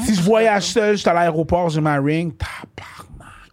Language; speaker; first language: French; native; French